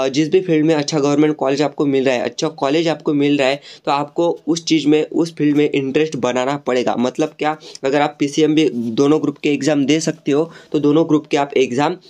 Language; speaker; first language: Hindi; non-native, local second language; Marathi